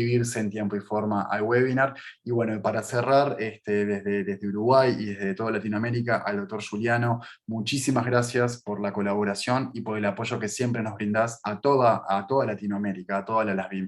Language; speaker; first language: Spanish; native; Spanish